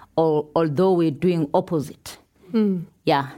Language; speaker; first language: English; non-native, local second language; Xhosa